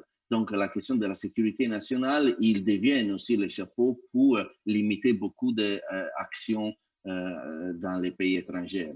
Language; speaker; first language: French; non-native, fluent; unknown